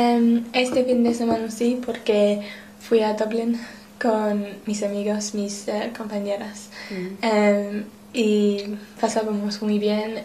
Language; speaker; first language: Spanish; non-native, learner; English